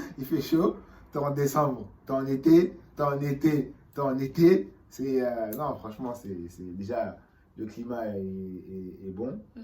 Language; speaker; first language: French; native; French